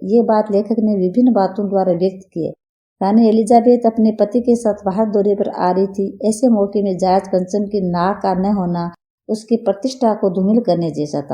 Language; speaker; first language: Hindi; native; Hindi